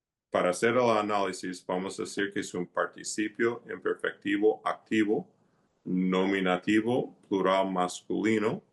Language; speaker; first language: Spanish; non-native, fluent; English